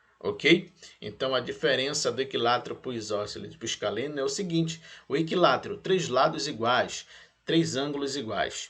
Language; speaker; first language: Portuguese; native; Portuguese